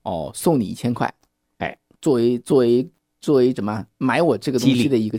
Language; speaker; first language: Chinese; native; Chinese